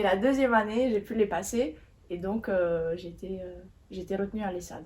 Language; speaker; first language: French; native; French